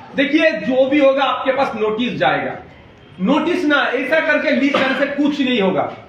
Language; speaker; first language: Hindi; non-native, local second language; Bangla